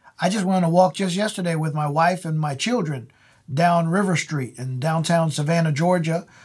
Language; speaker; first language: English; native; English